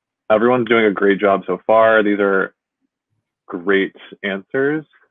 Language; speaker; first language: English; native; English